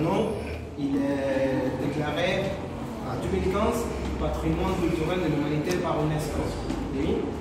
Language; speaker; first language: French; non-native, fluent; Spanish